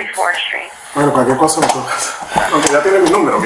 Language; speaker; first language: Spanish; native; Spanish